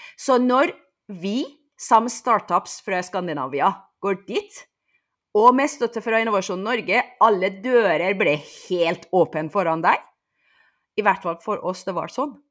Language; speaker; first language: Norwegian; non-native, fluent; Persian